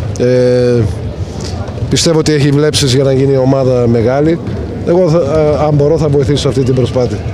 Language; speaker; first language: Greek; early bilingual, heritage; English